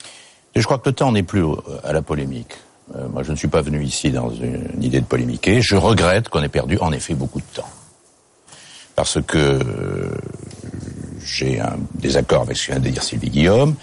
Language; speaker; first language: French; native; French